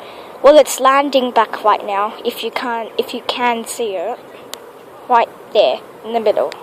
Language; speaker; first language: English; native; English